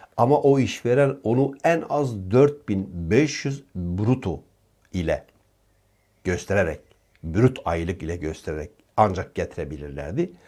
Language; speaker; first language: Turkish; native; Turkish